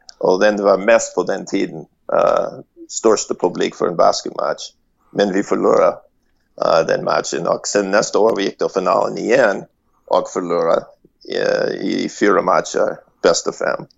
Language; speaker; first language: Swedish; non-native, fluent; English